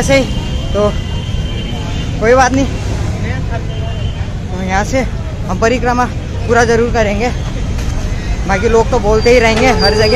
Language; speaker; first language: Hindi; non-native, local second language; Nepali